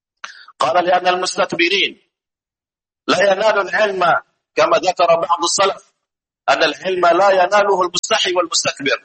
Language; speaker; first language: Arabic; non-native, fluent; Indonesian